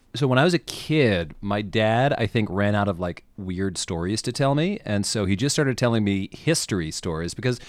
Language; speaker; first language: English; native; English